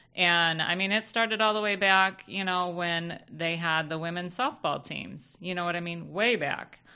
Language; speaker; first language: English; native; English